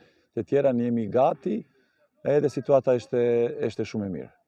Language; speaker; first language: Albanian; non-native, learner; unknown